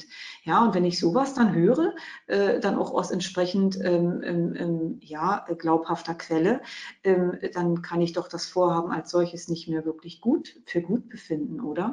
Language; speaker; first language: German; native; German